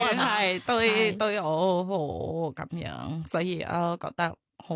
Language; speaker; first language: Cantonese; non-native, learner; Thai